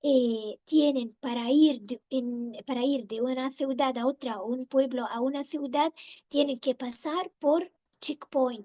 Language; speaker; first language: Spanish; non-native, fluent; Arabic